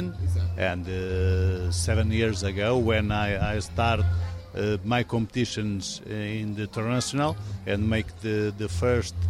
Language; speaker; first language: English; non-native, learner; Portuguese